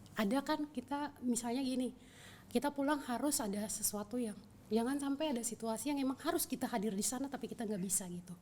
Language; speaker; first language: Indonesian; native; Indonesian